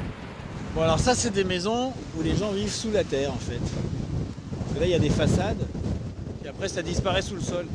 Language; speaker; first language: French; native; French